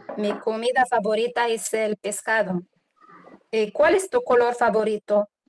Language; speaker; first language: Spanish; non-native, learner; Arabic